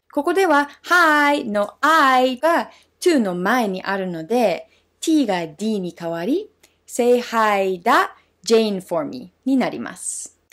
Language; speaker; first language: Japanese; non-native, fluent; English